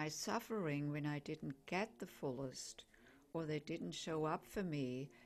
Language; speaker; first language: English; non-native, fluent; German